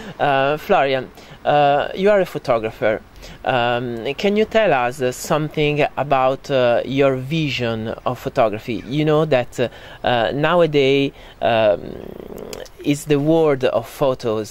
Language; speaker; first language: English; non-native, fluent; Italian